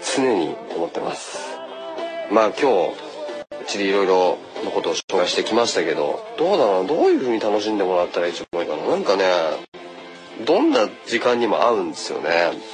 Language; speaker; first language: Japanese; native; Japanese